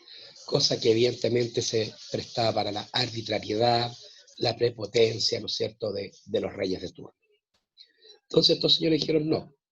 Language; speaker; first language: Spanish; native; Spanish